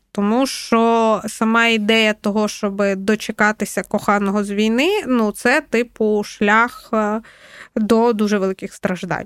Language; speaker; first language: Ukrainian; non-native, local second language; Russian